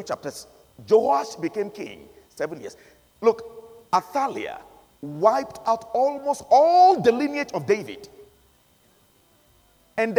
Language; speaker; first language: English; non-native, local second language; Akan